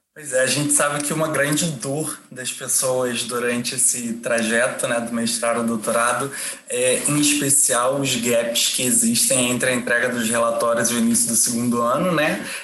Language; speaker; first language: Portuguese; native; Portuguese